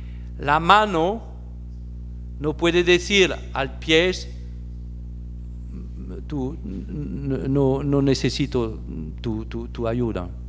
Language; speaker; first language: Spanish; non-native, fluent; French